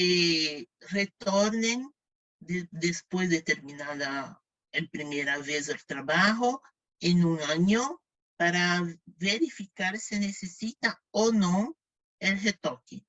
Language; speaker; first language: Spanish; non-native, fluent; Portuguese